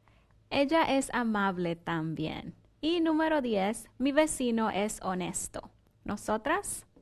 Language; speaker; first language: Spanish; non-native, fluent; English